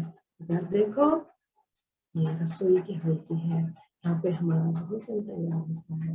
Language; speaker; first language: Hindi; native; Hindi